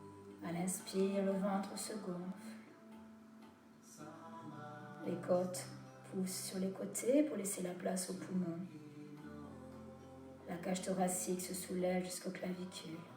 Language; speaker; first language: French; native; French